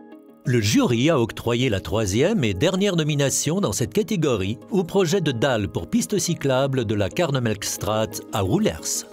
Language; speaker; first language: French; native; French